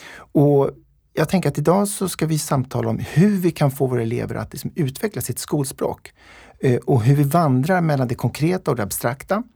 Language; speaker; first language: Swedish; native; Swedish